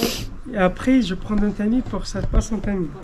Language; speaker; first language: French; non-native, local second language; Arabic